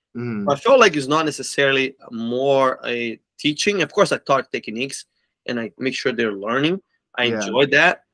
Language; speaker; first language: English; non-native, fluent; Portuguese